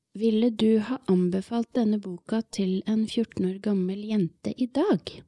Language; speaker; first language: Norwegian; native; Norwegian